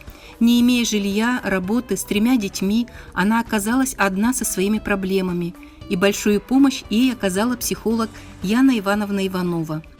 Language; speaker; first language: Russian; native; Russian